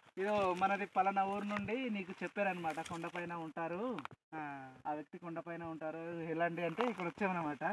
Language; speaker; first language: Telugu; non-native, local second language; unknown